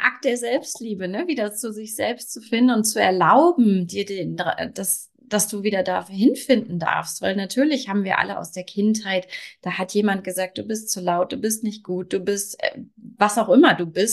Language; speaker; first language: German; native; German